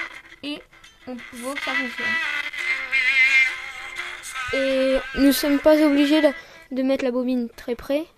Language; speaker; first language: French; native; French